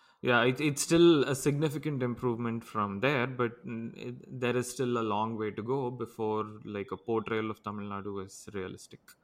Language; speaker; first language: English; non-native, local second language; Tamil